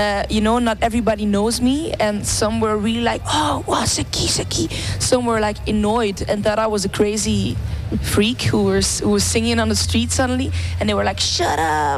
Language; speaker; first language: English; non-native, fluent; Dutch